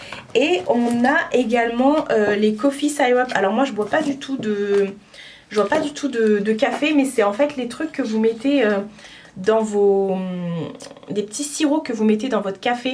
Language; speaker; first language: French; native; French